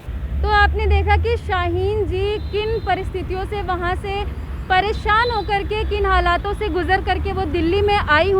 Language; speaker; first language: Hindi; native; Hindi